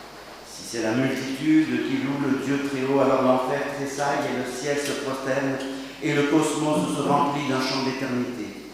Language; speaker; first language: French; native; French